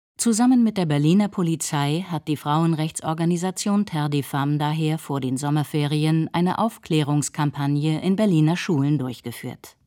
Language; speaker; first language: German; native; German